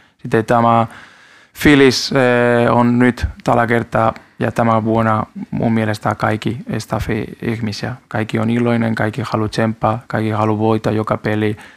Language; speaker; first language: Finnish; non-native, learner; Spanish